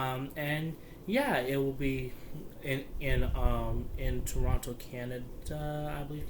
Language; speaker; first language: English; native; English